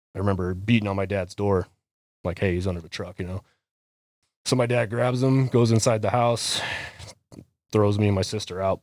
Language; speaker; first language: English; native; English